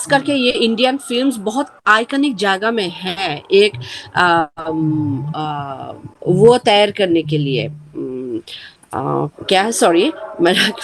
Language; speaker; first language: Hindi; non-native, learner; Bangla